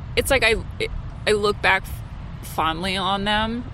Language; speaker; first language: English; native; English